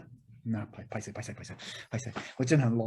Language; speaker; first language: Chinese; non-native, fluent; English